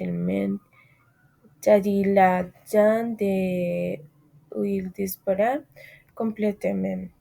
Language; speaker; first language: French; non-native, learner; Spanish